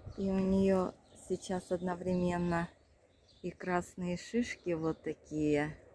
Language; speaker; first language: Russian; native; Russian